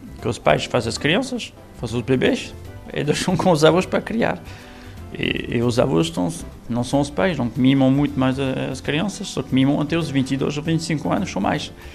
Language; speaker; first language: Portuguese; non-native, fluent; French